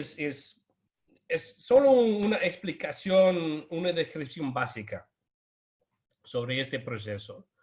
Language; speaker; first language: Spanish; non-native, fluent; English